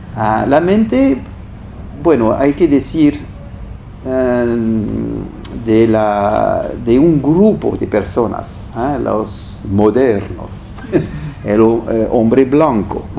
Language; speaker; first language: Spanish; non-native, fluent; French